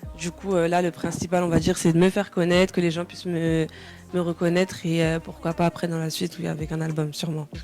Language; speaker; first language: French; early bilingual, other home language; Wolof